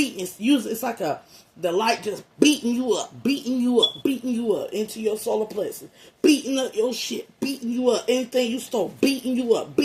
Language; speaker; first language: English; native; English